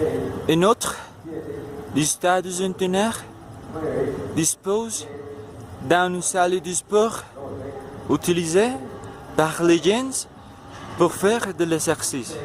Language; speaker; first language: French; non-native, learner; Spanish